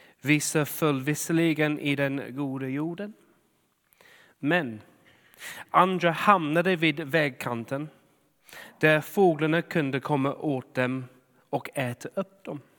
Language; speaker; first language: Swedish; non-native, fluent; English